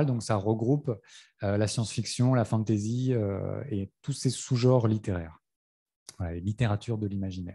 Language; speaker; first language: French; native; French